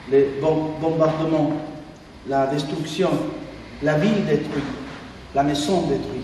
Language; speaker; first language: French; non-native, learner; Spanish